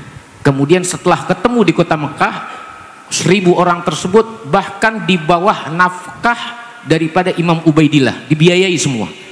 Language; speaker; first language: Indonesian; native; Indonesian